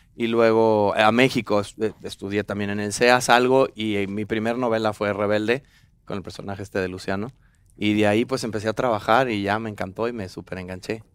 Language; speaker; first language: Spanish; native; Spanish